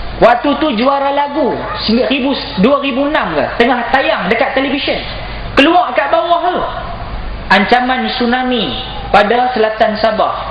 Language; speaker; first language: Malay; native; Malay